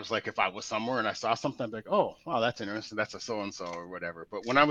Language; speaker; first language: English; native; English